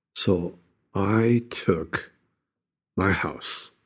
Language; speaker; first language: English; non-native, fluent; Japanese